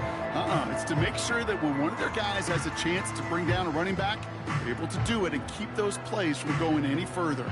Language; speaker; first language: English; native; English